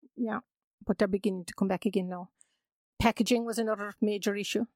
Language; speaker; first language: English; native; English